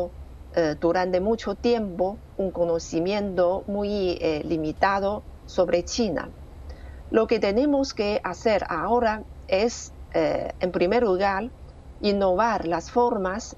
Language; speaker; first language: Spanish; non-native, fluent; Chinese